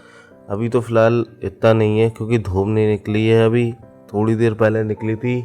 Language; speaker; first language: Hindi; native; Hindi